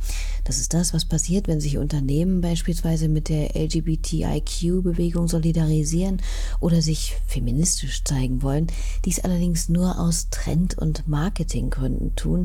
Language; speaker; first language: German; native; German